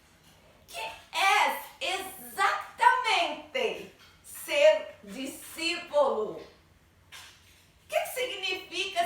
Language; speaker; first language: Spanish; non-native, learner; Portuguese